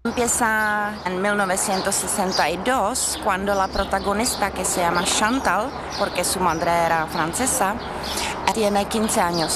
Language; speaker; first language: Spanish; non-native, fluent; Czech